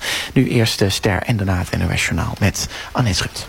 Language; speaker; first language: Dutch; native; Dutch